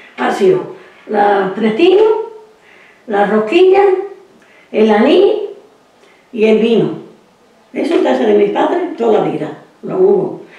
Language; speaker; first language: Spanish; native; Spanish